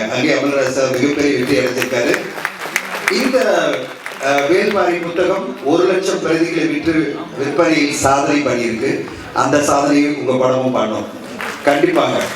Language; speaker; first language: Tamil; native; Tamil